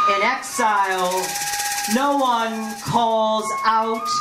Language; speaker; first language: English; early bilingual, other home language; Spanish